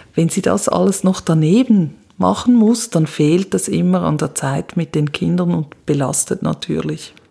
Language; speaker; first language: German; native; German